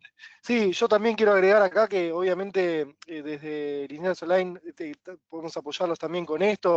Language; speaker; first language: Spanish; native; Spanish